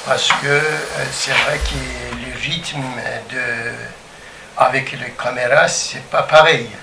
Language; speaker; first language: French; non-native, fluent; Turkish